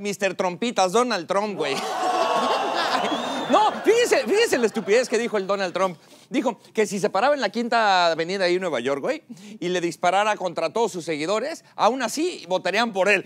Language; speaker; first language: Spanish; native; Spanish